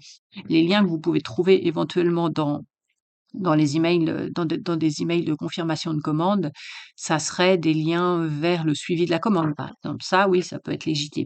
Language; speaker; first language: French; native; French